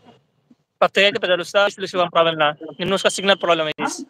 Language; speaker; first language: Russian; non-native, learner; Hindi